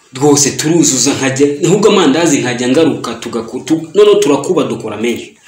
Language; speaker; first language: Kinyarwanda; early bilingual, heritage; Kinyarwanda